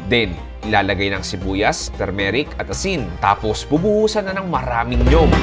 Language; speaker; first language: Filipino; native; Filipino